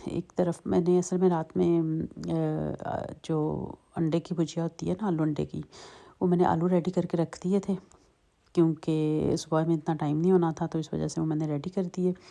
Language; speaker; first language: Urdu; native; Urdu